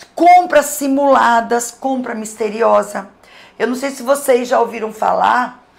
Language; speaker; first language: Portuguese; native; Portuguese